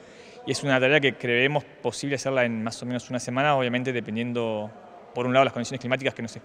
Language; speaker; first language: Spanish; native; Spanish